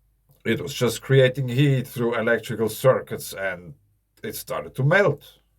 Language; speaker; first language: English; non-native, fluent; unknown